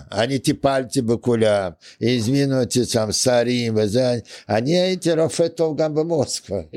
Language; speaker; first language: Hebrew; non-native, fluent; Russian